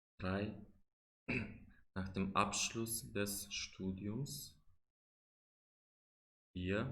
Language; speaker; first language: German; non-native, fluent; Macedonian